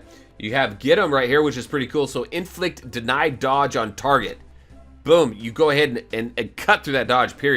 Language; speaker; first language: English; native; English